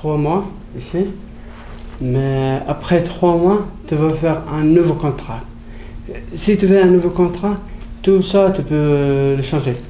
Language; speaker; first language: French; non-native, learner; Arabic